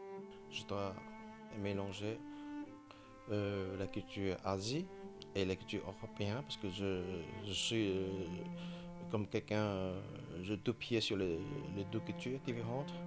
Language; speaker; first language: French; non-native, fluent; Chinese